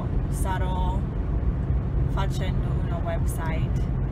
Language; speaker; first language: Italian; non-native, learner; English